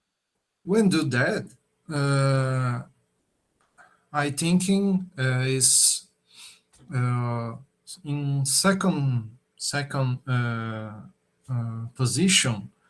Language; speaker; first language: English; non-native, learner; Portuguese